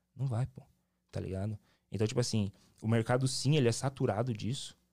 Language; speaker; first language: Portuguese; native; Portuguese